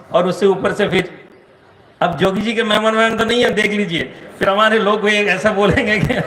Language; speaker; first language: Hindi; non-native, local second language; Bangla